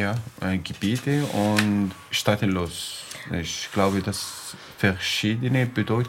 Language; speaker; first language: German; non-native, learner; Arabic